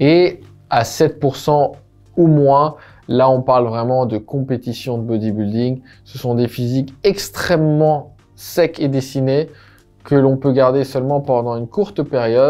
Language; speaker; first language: French; native; French